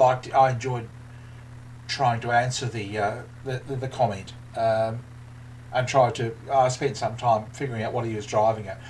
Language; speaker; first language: English; native; English